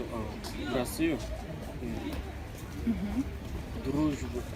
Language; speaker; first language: Russian; non-native, learner; Korean